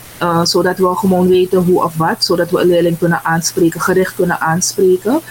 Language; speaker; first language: Dutch; native; Dutch